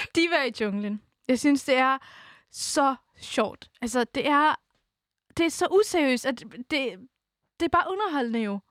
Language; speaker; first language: Danish; early bilingual, other home language; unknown